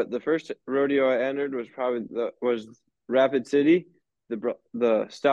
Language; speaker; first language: English; native; English